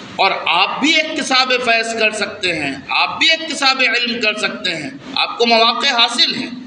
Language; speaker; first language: Urdu; native; Urdu